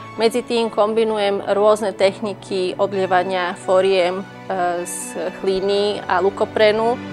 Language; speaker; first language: Slovak; non-native, fluent; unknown